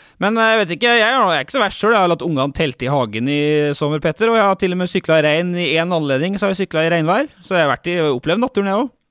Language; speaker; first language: Norwegian; native; Norwegian